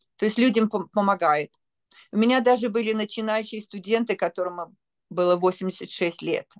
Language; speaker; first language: Russian; native; Russian